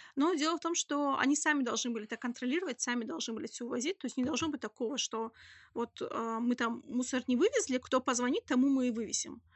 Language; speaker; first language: Russian; native; Russian